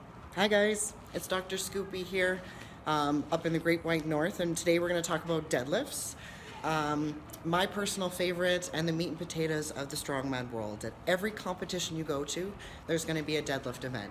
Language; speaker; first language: English; native; English